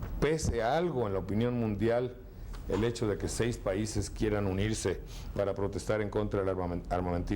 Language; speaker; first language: Spanish; native; Spanish